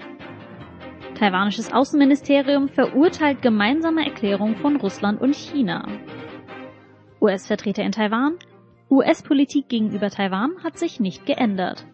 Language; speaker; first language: German; native; German